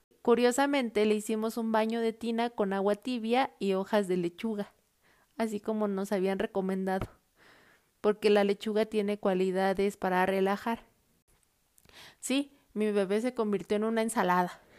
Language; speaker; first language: Spanish; native; Spanish